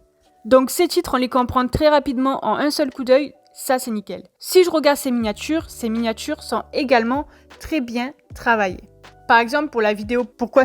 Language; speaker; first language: French; native; French